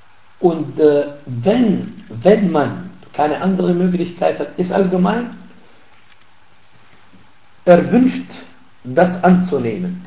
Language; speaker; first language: German; non-native, fluent; Arabic